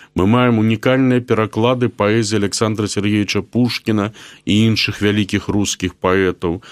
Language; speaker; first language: Belarusian; native; Belarusian